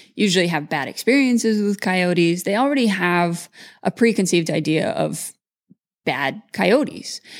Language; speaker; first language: English; native; English